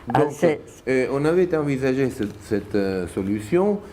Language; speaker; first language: French; non-native, fluent; Italian